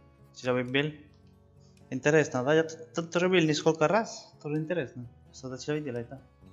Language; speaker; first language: Russian; non-native, learner; Spanish